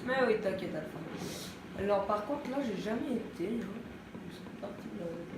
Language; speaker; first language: French; native; French